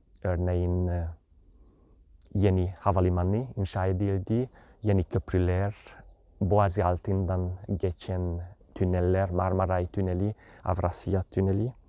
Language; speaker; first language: Turkish; non-native, learner; Hungarian